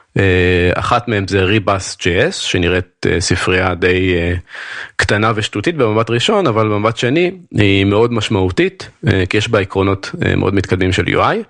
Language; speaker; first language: Hebrew; native; Hebrew